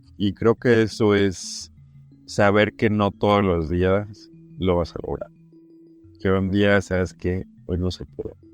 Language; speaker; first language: Spanish; early bilingual, heritage; Spanish